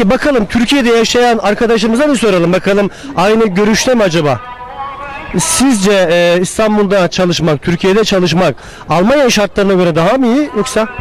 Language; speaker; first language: Turkish; native; Turkish